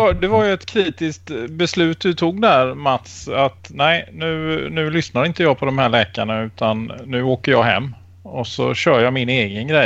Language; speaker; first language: Swedish; native; Swedish